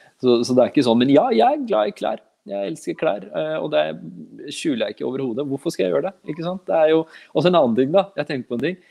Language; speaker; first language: Norwegian; early bilingual, other home language; Urdu